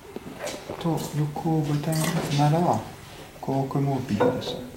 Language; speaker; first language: Japanese; non-native, fluent; French